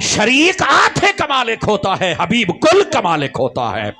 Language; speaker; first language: Urdu; non-native, local second language; Punjabi